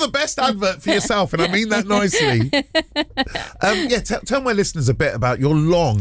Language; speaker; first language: English; native; English